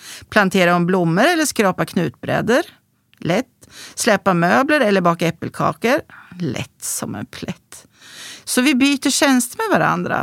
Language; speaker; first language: Swedish; native; Swedish